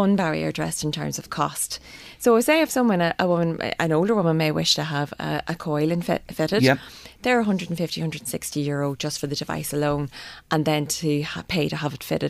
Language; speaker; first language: English; native; English